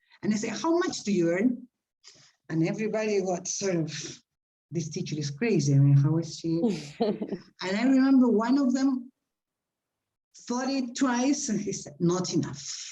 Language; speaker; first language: English; non-native, fluent; Spanish